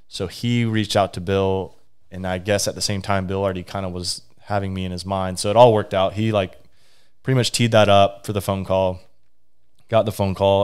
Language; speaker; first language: English; native; English